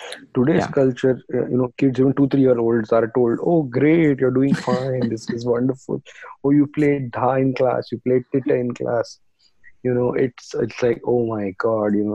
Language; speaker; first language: English; non-native, local second language; Marathi